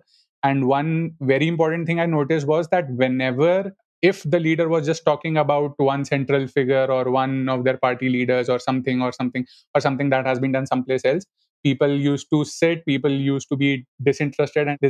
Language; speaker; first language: English; non-native, local second language; Hindi